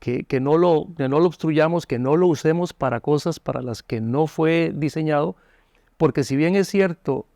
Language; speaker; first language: Spanish; native; Spanish